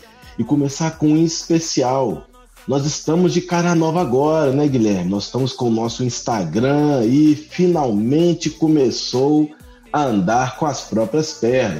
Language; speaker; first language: Portuguese; native; Portuguese